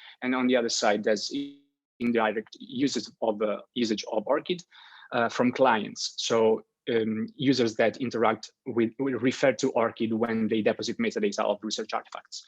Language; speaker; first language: English; non-native, fluent; Italian